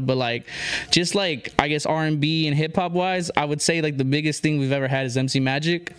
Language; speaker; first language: English; early bilingual, other home language; Spanish